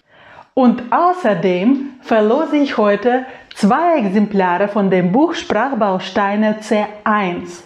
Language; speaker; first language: German; non-native, fluent; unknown